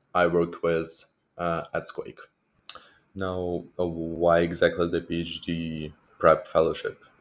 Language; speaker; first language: English; non-native, fluent; Russian